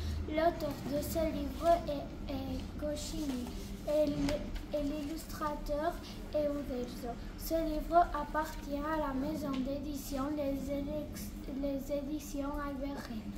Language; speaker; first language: French; non-native, learner; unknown